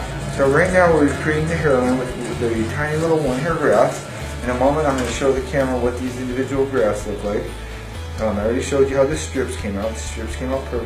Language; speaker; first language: English; native; English